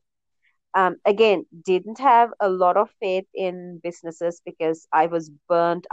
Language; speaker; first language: English; non-native, local second language; Sinhala